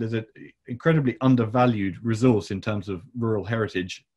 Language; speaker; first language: English; native; English